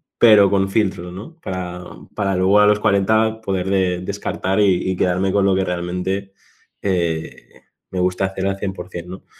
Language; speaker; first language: Spanish; non-native, local second language; Catalan